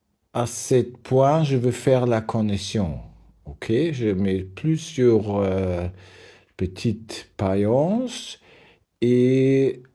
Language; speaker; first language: French; non-native, learner; German